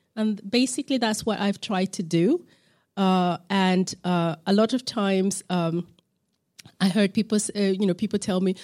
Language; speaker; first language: English; non-native, local second language; Acoli